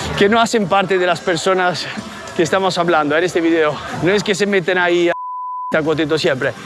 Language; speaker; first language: Spanish; non-native, fluent; Italian